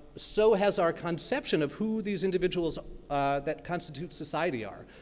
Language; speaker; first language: English; native; English